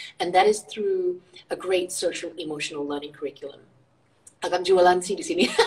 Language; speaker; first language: English; early bilingual, other home language; Indonesian